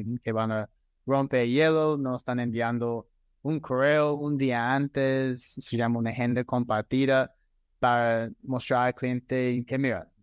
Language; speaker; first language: Spanish; non-native, fluent; English